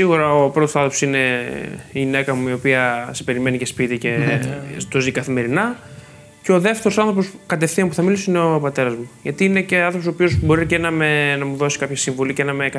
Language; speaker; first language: Greek; native; Greek